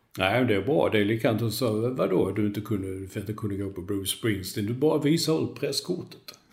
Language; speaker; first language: Swedish; native; Swedish